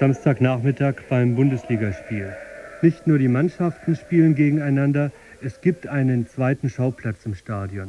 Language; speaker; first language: German; native; German